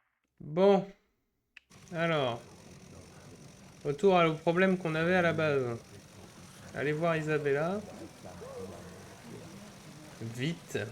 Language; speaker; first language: French; native; French